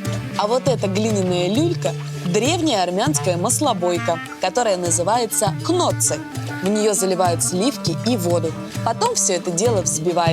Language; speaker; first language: Russian; native; Russian